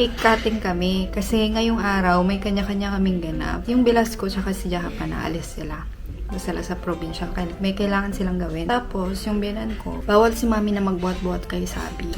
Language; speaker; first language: Filipino; native; Filipino